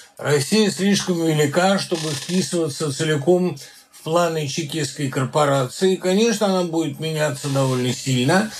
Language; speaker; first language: Russian; native; Russian